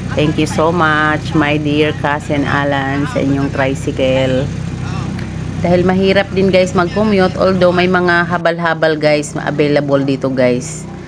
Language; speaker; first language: Filipino; non-native, local second language; Cebuano